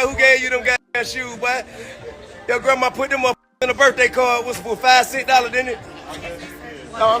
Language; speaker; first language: English; native; English